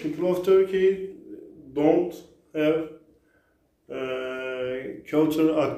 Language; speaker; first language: English; non-native, learner; Turkish